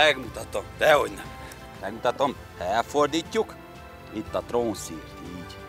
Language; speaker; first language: Hungarian; native; Hungarian